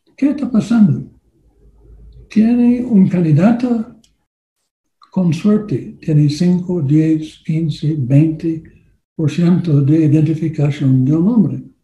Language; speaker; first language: Spanish; non-native, learner; English